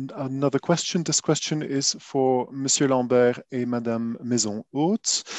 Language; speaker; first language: English; non-native, fluent; Dutch